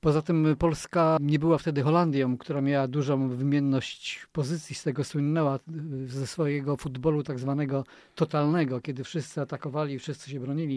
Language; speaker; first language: Polish; native; Polish